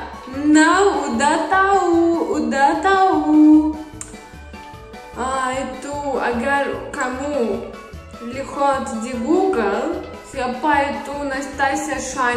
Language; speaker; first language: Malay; non-native, learner; Russian